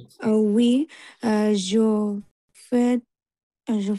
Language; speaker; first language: French; non-native, learner; Bangla